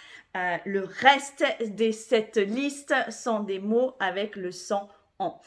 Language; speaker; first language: French; native; French